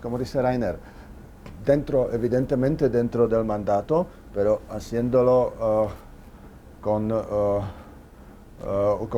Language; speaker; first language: Spanish; non-native, fluent; Czech